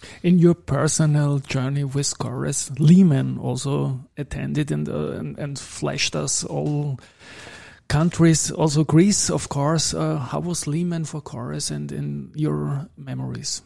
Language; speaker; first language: English; non-native, fluent; German